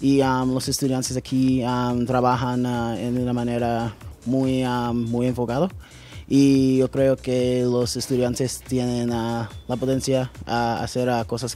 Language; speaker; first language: Spanish; non-native, learner; English